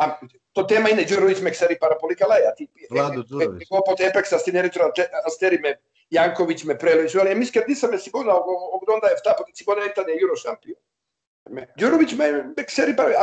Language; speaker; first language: Greek; non-native, learner; Serbian